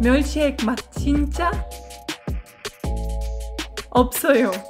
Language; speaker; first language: Korean; non-native, fluent; German